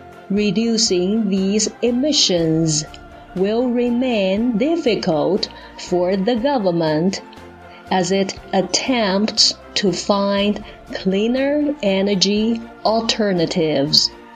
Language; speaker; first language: English; non-native, fluent; Chinese